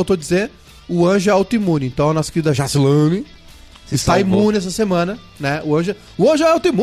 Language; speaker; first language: Portuguese; native; Portuguese